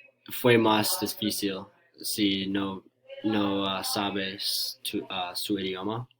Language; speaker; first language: Spanish; non-native, learner; English